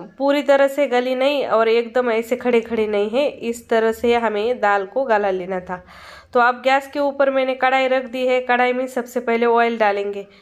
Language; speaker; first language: Hindi; non-native, local second language; Marathi